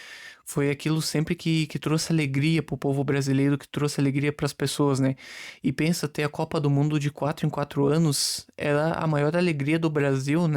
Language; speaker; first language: Portuguese; native; Portuguese